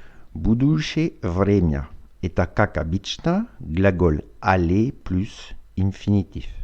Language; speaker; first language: Russian; non-native, fluent; French